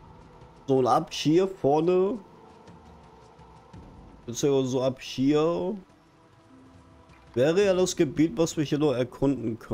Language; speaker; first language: German; native; German